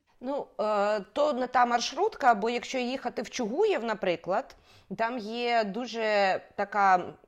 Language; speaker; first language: Ukrainian; native; Ukrainian